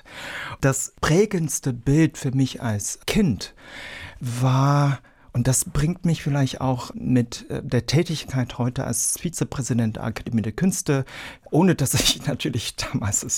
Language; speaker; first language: German; early bilingual, other home language; Vietnamese